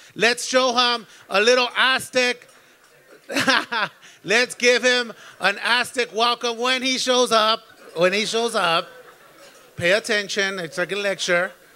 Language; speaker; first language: English; early bilingual, other home language; Spanish